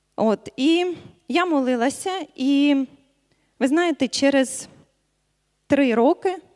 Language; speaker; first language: Ukrainian; native; Ukrainian